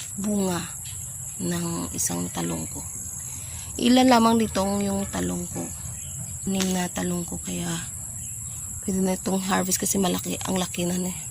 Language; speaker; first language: Filipino; native; Filipino